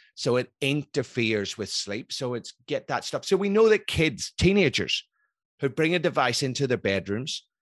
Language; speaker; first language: English; native; English